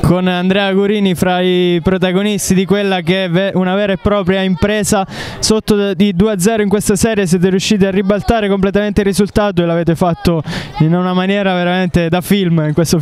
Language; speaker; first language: Italian; native; Italian